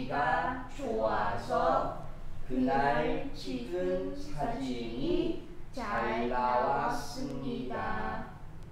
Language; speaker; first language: Korean; non-native, learner; Vietnamese